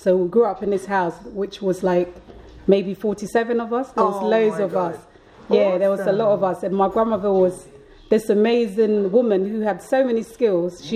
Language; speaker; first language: English; early bilingual, other home language; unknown